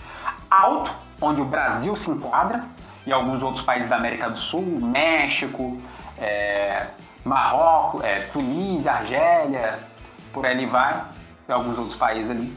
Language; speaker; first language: Portuguese; native; Portuguese